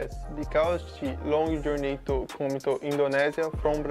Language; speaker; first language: English; non-native, learner; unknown